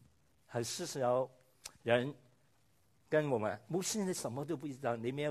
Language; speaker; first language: Chinese; non-native, local second language; Cantonese